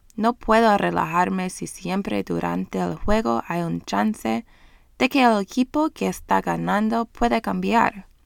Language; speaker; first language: Spanish; non-native, fluent; English